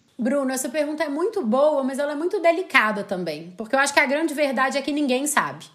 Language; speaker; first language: Portuguese; native; Portuguese